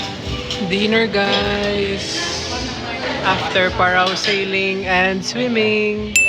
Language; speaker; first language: English; non-native, local second language; Cebuano